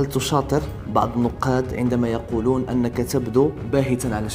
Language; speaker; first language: Arabic; native; Arabic